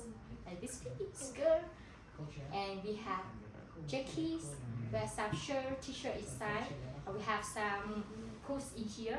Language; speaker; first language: English; non-native, learner; Hmong